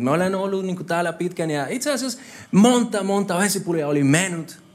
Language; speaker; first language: Finnish; non-native, fluent; Spanish